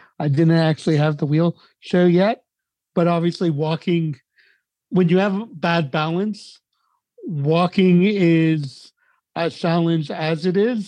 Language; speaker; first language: English; native; English